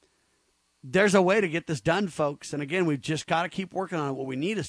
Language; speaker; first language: English; native; English